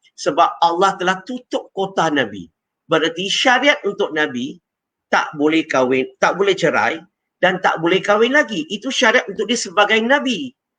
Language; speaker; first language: Malay; non-native, local second language; Chinese